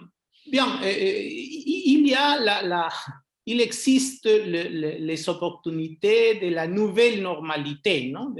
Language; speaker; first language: French; non-native, fluent; Spanish